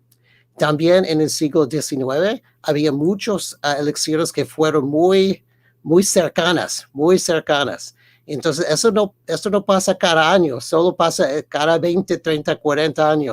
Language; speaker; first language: Spanish; early bilingual, heritage; Spanish